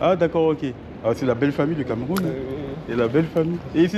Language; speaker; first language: French; native; French